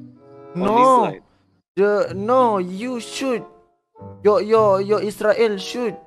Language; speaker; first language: English; non-native, learner; Malay